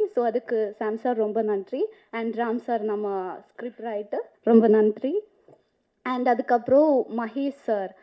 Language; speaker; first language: Tamil; non-native, fluent; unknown